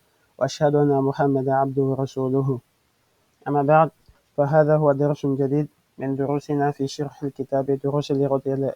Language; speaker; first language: Arabic; non-native, fluent; French